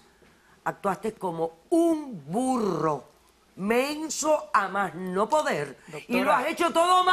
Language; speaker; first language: Spanish; native; Spanish